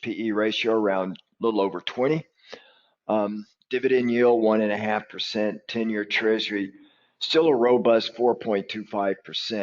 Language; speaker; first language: English; native; English